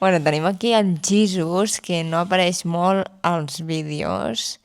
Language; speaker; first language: Catalan; native; Catalan